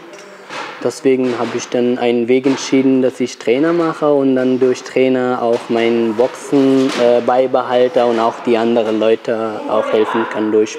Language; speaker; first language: German; non-native, fluent; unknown